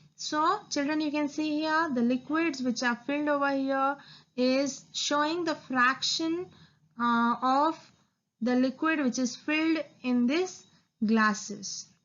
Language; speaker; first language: English; non-native, local second language; Hindi